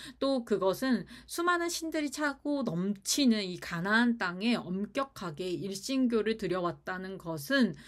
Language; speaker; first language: Korean; native; Korean